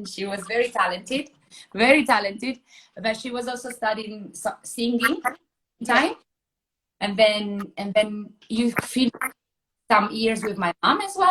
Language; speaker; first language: English; non-native, fluent; Italian